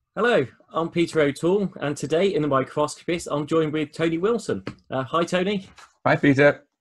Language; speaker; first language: English; native; English